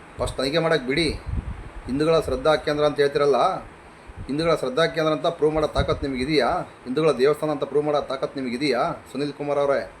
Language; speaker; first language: Kannada; native; Kannada